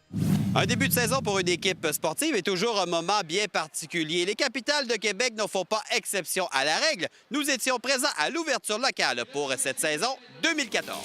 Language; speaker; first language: French; native; French